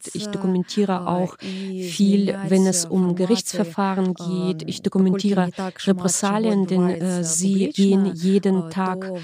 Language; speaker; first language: German; non-native, fluent; Belarusian